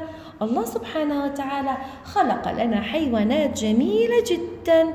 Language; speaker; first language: Arabic; native; Arabic